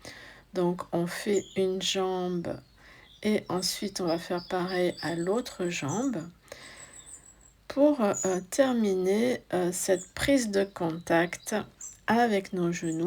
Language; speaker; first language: French; native; French